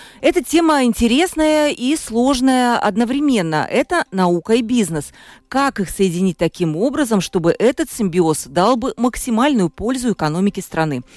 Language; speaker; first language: Russian; native; Russian